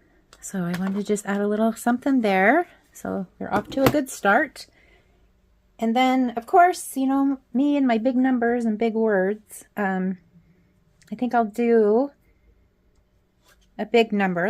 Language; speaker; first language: English; native; English